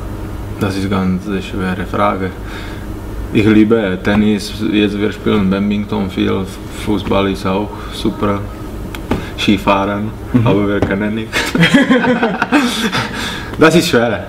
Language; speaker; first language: German; non-native, learner; Czech